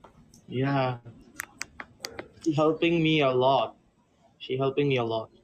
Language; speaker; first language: English; non-native, learner; Bangla